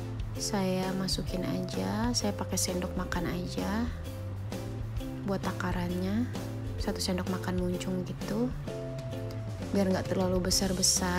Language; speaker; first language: Indonesian; native; Indonesian